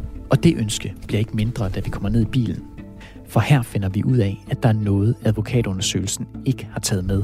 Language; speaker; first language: Danish; native; Danish